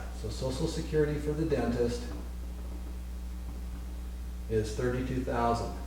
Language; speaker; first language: English; native; English